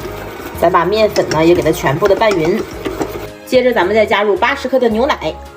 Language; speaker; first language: Chinese; native; Chinese